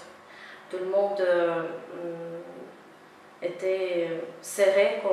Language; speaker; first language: French; non-native, fluent; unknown